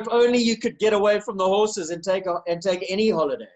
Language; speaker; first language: English; native; English